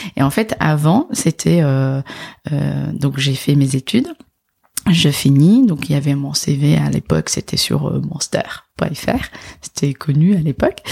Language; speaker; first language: French; non-native, local second language; Arabic